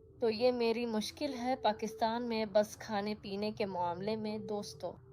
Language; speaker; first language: Urdu; non-native, fluent; Indonesian